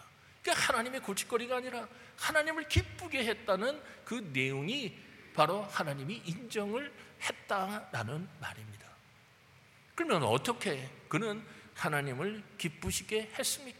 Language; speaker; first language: Korean; native; Korean